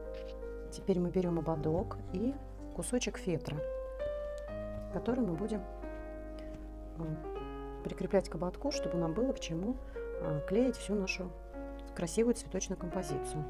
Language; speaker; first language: Russian; native; Russian